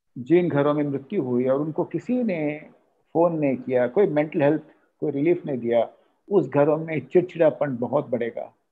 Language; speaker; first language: Hindi; non-native, local second language; Marathi